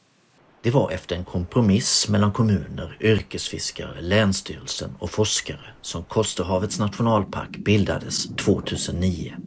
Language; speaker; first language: Swedish; native; Swedish